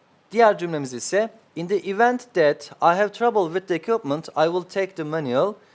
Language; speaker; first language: English; non-native, fluent; Turkish